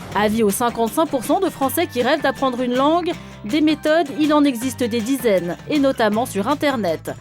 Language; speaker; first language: French; native; French